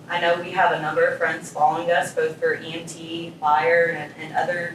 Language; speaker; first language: English; native; English